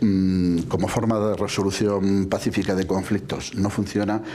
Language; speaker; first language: Spanish; native; Spanish